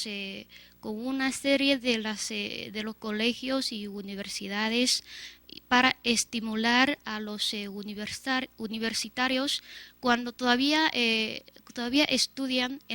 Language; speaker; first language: Spanish; non-native, fluent; Chinese